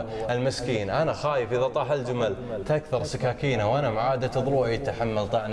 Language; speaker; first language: Arabic; native; Arabic